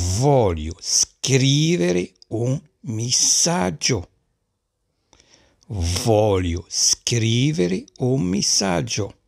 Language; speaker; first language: Italian; non-native, learner; Arabic